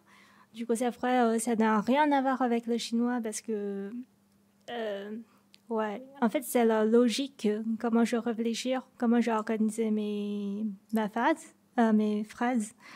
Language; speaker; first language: French; non-native, fluent; Chinese